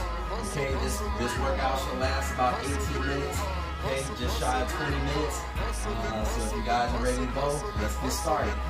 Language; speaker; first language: English; native; English